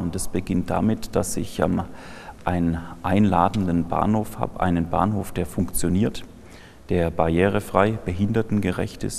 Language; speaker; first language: German; native; German